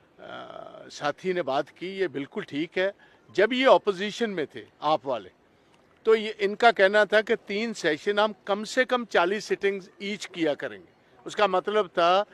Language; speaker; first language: Hindi; non-native, local second language; Punjabi